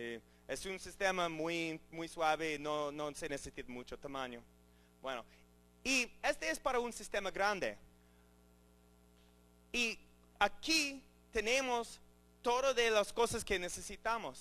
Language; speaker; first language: Spanish; non-native, learner; English